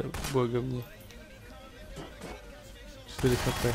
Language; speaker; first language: Polish; native; Polish